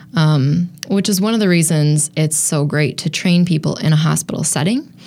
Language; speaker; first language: English; native; English